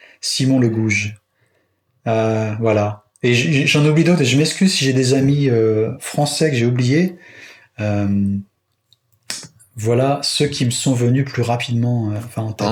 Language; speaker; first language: French; native; French